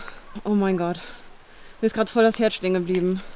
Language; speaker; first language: German; native; German